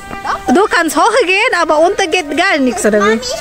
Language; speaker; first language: German; non-native, learner; Indonesian